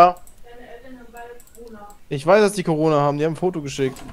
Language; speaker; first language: German; native; German